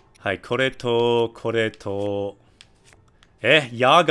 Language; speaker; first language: Japanese; non-native, fluent; English